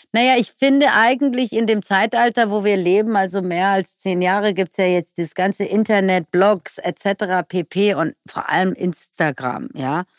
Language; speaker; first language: German; early bilingual, other home language; Persian